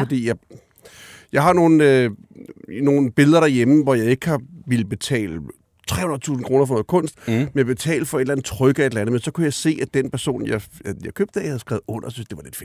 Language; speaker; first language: Danish; native; Danish